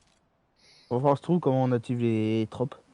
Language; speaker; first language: French; native; French